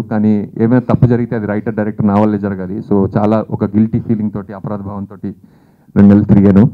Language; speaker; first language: Telugu; native; Telugu